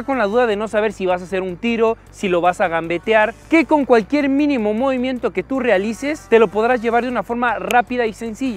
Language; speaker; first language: Spanish; native; Spanish